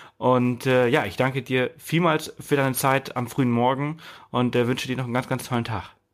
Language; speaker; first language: German; native; German